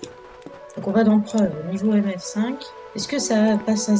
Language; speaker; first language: French; native; French